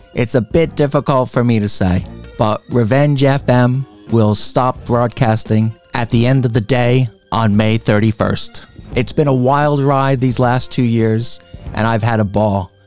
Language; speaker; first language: English; native; English